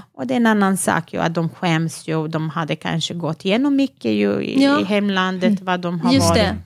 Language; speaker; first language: Swedish; non-native, fluent; Serbian